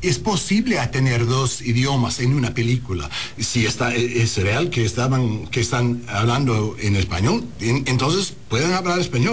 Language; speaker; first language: Spanish; non-native, learner; English